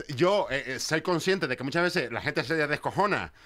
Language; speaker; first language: Spanish; native; Spanish